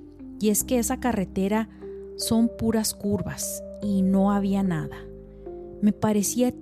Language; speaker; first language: Spanish; native; Spanish